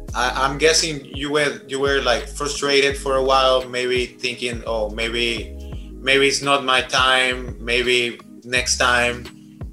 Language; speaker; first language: English; non-native, fluent; Spanish